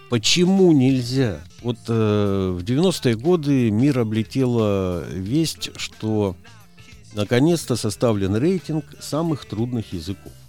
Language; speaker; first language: Russian; native; Russian